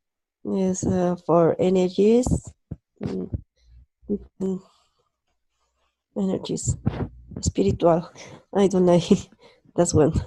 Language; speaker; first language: English; non-native, learner; Spanish